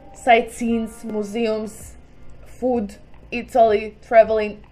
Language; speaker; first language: English; non-native, fluent; Russian